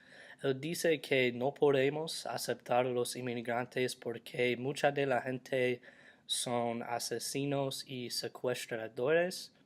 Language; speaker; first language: Spanish; non-native, learner; English